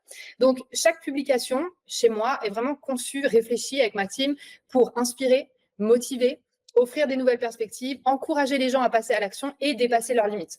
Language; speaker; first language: French; native; French